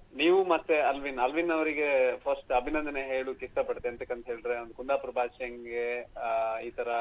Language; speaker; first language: Kannada; native; Kannada